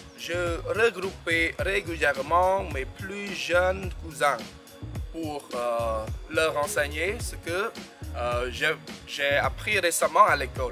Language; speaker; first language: French; non-native, local second language; Khmer